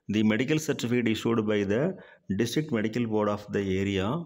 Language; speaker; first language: English; non-native, local second language; Tamil